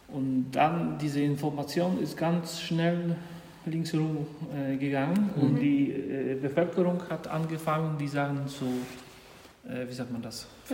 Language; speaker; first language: German; non-native, fluent; Polish